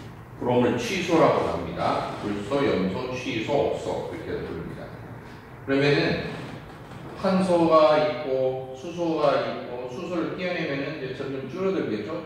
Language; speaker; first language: Korean; native; Korean